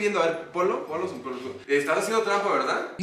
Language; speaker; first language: Spanish; native; Spanish